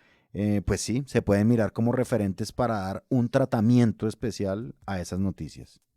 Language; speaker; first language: Spanish; native; Spanish